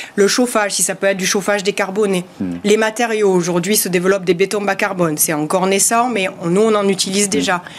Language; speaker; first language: French; native; French